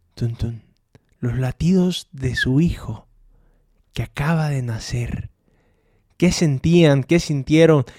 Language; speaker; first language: Spanish; native; Spanish